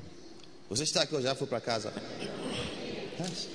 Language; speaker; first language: Portuguese; non-native, learner; English